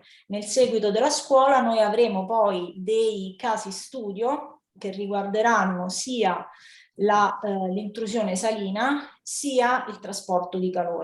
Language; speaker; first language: Italian; native; Italian